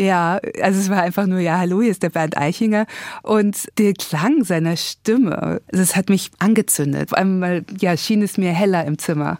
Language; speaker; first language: German; native; German